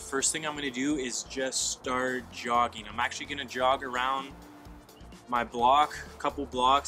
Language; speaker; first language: English; native; English